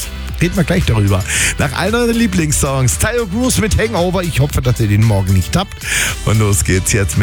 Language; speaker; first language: German; native; German